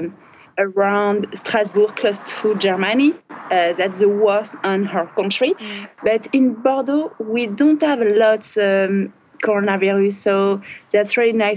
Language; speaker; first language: English; non-native, learner; French